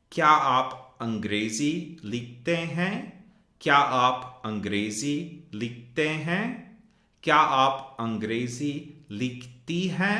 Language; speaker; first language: Hindi; non-native, fluent; English